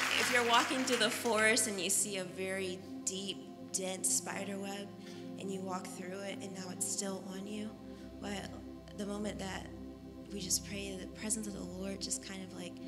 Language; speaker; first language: English; native; English